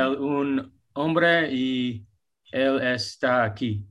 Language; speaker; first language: Spanish; non-native, learner; English